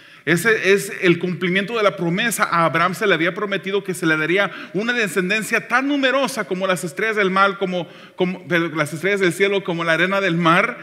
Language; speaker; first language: Spanish; native; Spanish